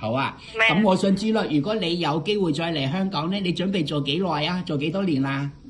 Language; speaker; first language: Cantonese; native; Cantonese